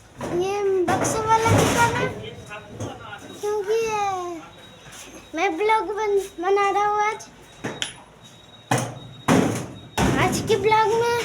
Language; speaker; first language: Hindi; non-native, local second language; Odia